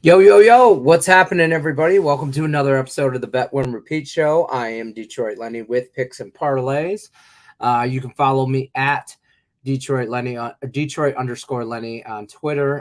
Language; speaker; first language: English; native; English